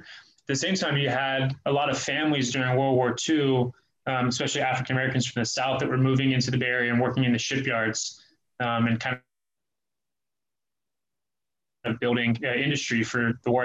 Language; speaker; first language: English; native; English